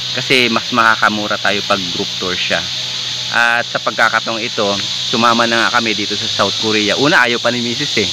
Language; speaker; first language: Filipino; native; Filipino